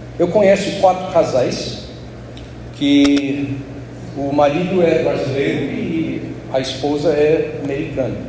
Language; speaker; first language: Portuguese; non-native, fluent; English